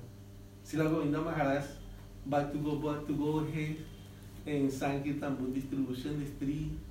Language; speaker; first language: English; non-native, learner; Spanish